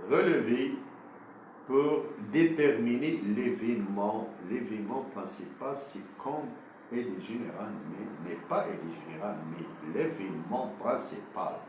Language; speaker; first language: French; non-native, local second language; Arabic